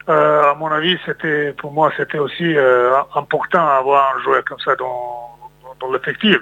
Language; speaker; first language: French; non-native, fluent; Serbian